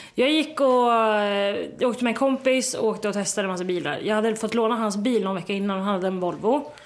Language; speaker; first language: Swedish; native; Swedish